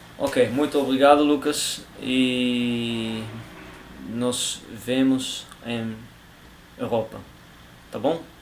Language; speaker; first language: Portuguese; non-native, learner; Dutch